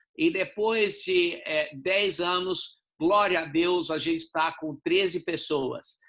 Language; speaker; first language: Portuguese; non-native, fluent; English